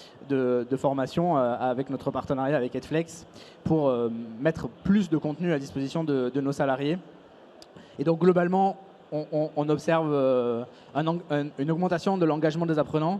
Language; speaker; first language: French; native; French